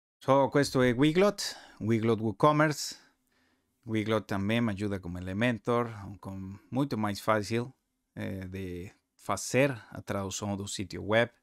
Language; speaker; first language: Portuguese; non-native, learner; Spanish